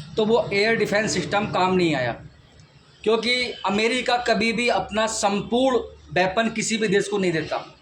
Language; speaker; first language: Hindi; native; Hindi